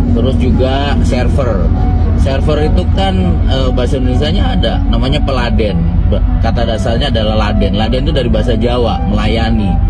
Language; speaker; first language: Indonesian; native; Indonesian